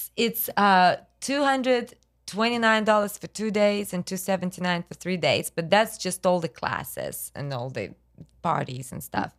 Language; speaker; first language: English; non-native, fluent; Russian